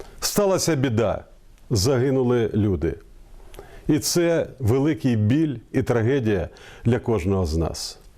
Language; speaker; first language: Ukrainian; non-native, local second language; Russian